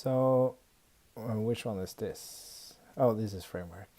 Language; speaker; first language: English; non-native, fluent; Swedish